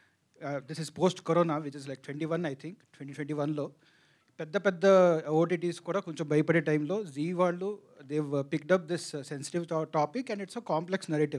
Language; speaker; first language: Telugu; native; Telugu